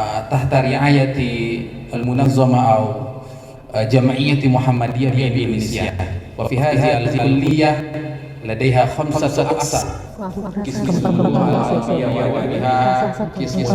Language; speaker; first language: Arabic; non-native, fluent; Indonesian